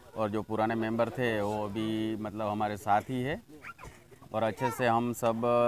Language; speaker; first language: Hindi; non-native, local second language; Gujarati